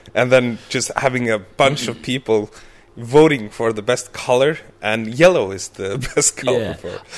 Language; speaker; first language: English; early bilingual, other home language; Icelandic